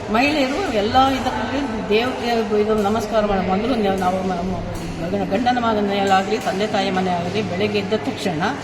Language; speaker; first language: Kannada; non-native, local second language; Kodava